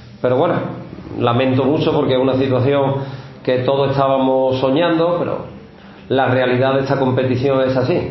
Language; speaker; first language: Spanish; native; Spanish